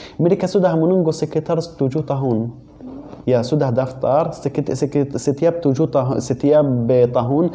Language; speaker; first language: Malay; non-native, fluent; Arabic